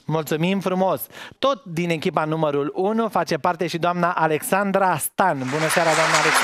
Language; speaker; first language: Romanian; native; Romanian